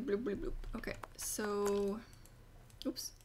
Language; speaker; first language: English; native; English